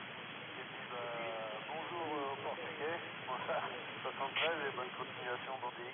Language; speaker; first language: French; native; French